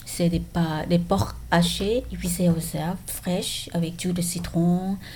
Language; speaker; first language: French; non-native, learner; Thai